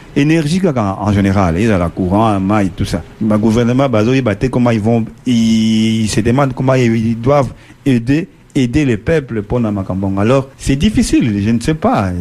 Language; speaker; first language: French; non-native, local second language; Lingala